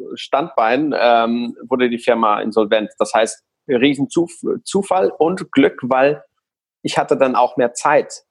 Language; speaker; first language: German; non-native, fluent; Spanish